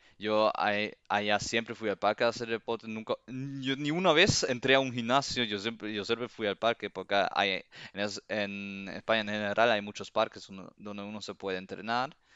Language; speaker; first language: Spanish; early bilingual, heritage; Spanish